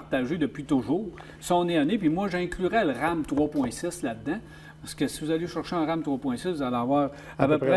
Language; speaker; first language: French; native; French